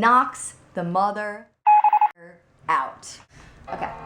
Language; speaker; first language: English; native; English